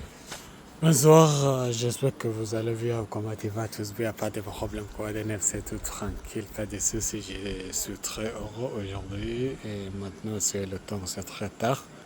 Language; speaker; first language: French; non-native, learner; Arabic